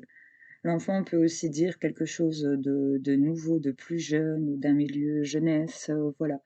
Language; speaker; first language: French; native; French